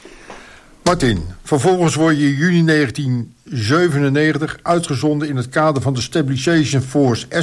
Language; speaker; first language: Dutch; native; Dutch